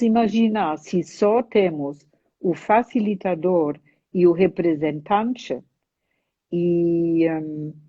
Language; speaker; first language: Portuguese; non-native, fluent; German